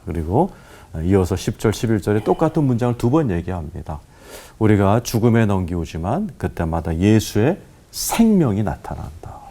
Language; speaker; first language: Korean; native; Korean